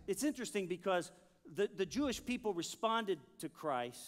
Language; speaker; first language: English; native; English